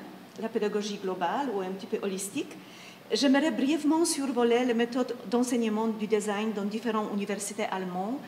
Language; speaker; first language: French; non-native, fluent; Polish